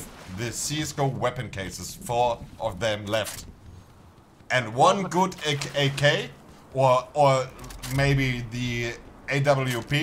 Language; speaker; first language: English; non-native, fluent; German